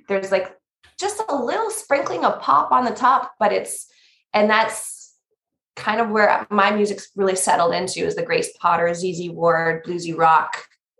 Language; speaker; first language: English; native; English